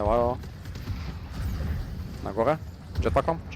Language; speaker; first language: Bulgarian; native; Bulgarian